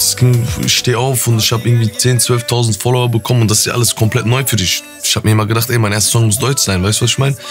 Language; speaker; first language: German; early bilingual, other home language; Turkish